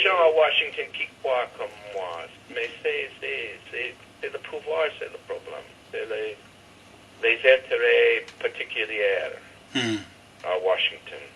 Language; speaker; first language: French; non-native, fluent; English